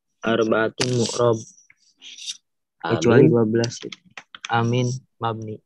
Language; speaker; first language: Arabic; non-native, learner; Indonesian